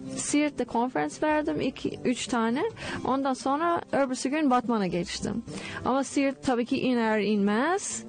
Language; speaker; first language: Turkish; non-native, fluent; English